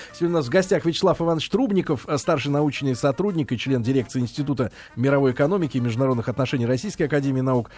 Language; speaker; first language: Russian; native; Russian